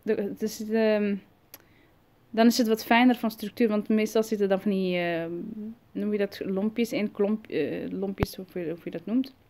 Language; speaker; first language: Dutch; early bilingual, other home language; Arabic